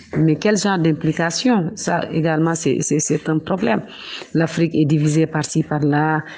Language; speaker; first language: French; non-native, local second language; Wolof